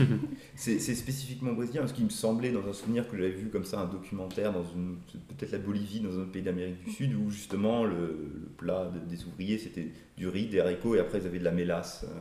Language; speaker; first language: French; native; French